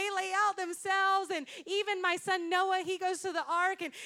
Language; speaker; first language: English; non-native, fluent; Spanish